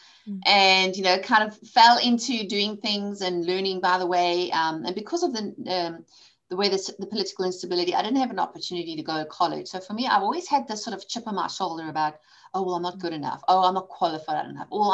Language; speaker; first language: English; native; English